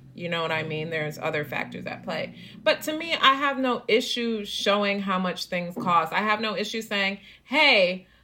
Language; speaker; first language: English; native; English